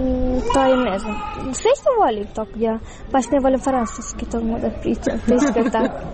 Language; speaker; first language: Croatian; non-native, learner; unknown